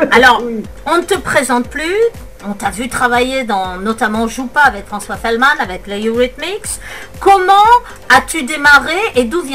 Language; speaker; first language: French; native; French